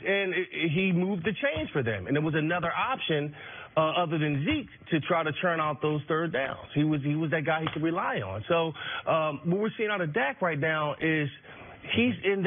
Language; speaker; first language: English; native; English